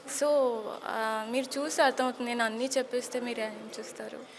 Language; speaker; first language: Telugu; non-native, learner; Hindi